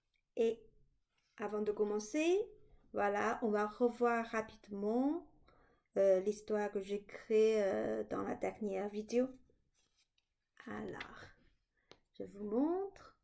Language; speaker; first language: French; non-native, fluent; Chinese